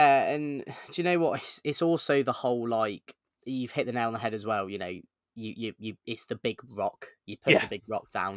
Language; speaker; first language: English; native; English